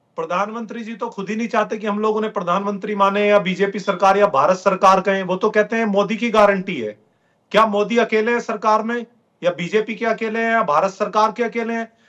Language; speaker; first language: Hindi; native; Hindi